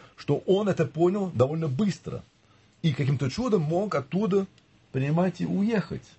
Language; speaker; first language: Russian; non-native, fluent; French